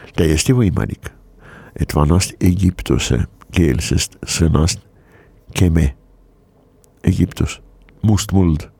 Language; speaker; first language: Estonian; native; Estonian